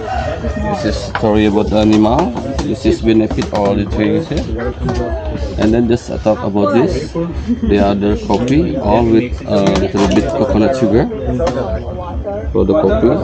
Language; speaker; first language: English; non-native, learner; Balinese